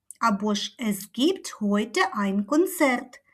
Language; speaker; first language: German; non-native, fluent; Ukrainian